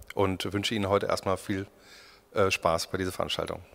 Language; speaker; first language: German; native; German